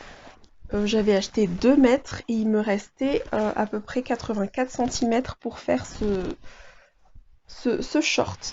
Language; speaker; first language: French; native; French